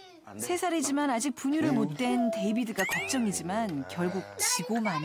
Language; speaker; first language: Korean; native; Korean